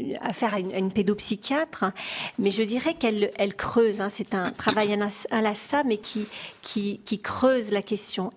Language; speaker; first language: French; native; French